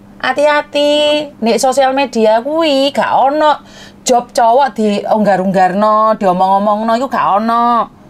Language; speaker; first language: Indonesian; non-native, local second language; Madurese